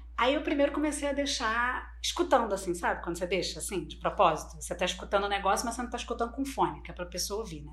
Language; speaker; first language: Portuguese; non-native, local second language; Spanish